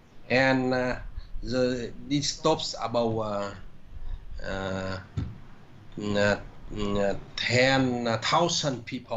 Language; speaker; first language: English; non-native, learner; Vietnamese